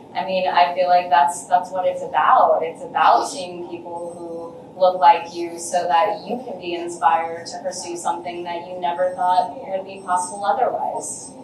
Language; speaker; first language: English; native; English